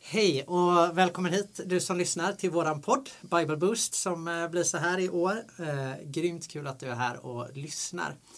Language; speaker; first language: Swedish; native; Swedish